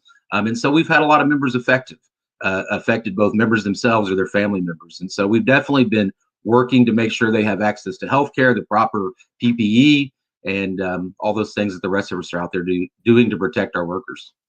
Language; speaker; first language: English; native; English